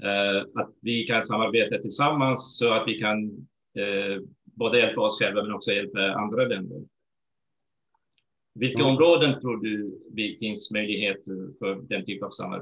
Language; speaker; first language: Swedish; non-native, fluent; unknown